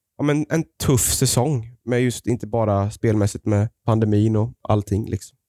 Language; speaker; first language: Swedish; native; Swedish